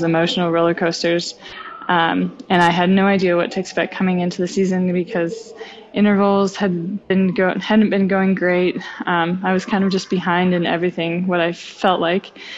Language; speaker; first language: English; native; English